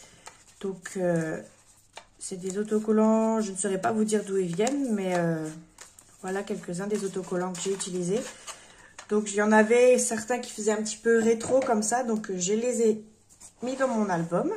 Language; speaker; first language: French; native; French